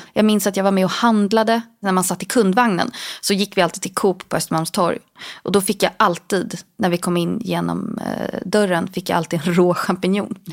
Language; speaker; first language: Swedish; native; Swedish